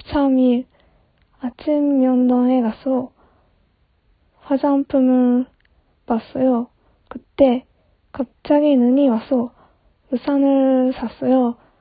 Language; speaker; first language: Korean; non-native, learner; Japanese